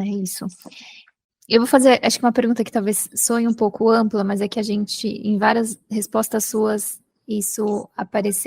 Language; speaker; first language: Portuguese; native; Portuguese